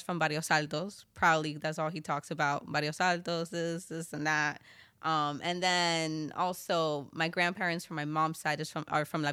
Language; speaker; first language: English; native; English